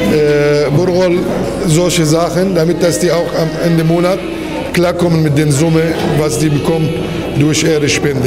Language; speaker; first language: German; non-native, fluent; Arabic